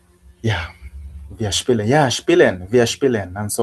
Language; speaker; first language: German; non-native, learner; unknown